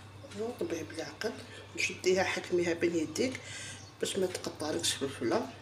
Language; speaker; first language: Arabic; native; Arabic